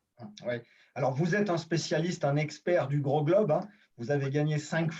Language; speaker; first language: French; native; French